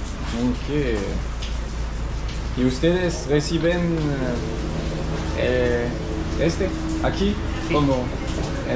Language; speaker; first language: Spanish; non-native, learner; French